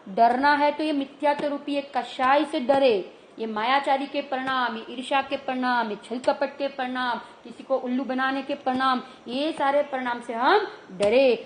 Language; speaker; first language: Hindi; non-native, local second language; Gujarati